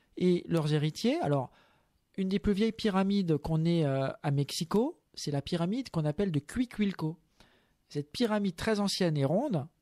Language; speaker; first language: French; native; French